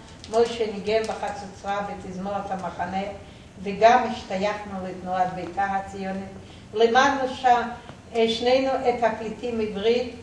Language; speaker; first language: Hebrew; non-native, fluent; Yiddish